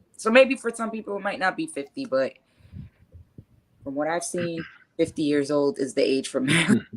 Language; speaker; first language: English; native; English